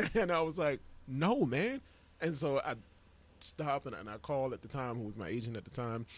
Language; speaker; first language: English; native; English